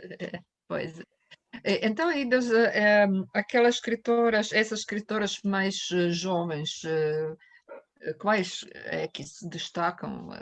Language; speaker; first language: Portuguese; non-native, fluent; Croatian